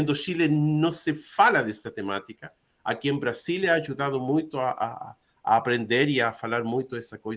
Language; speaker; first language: Portuguese; non-native, learner; Spanish